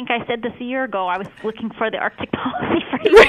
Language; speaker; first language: English; native; English